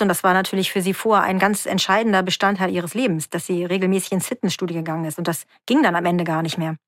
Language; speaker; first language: German; native; German